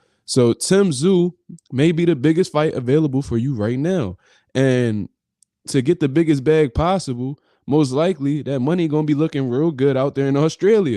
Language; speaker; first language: English; native; English